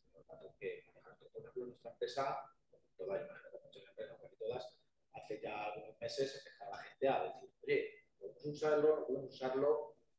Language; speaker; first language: Spanish; native; Spanish